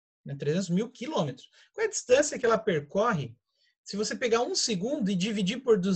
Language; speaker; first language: Portuguese; native; Portuguese